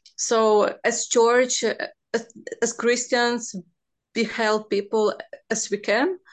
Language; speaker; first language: English; non-native, fluent; Ukrainian